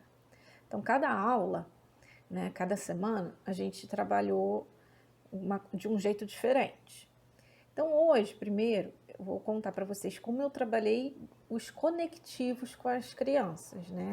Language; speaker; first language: Portuguese; native; Portuguese